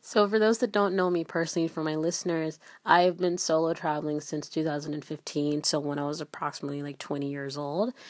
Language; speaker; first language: English; early bilingual, other home language; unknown